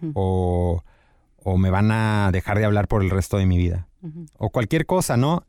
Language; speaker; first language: Spanish; native; Spanish